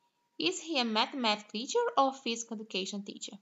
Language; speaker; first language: English; non-native, fluent; Portuguese